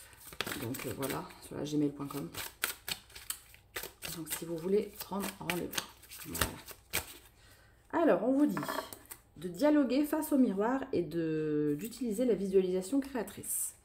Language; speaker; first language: French; native; French